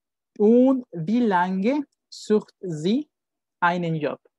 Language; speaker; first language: German; non-native, fluent; Spanish